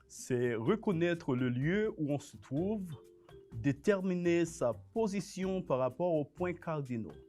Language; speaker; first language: French; non-native, fluent; Spanish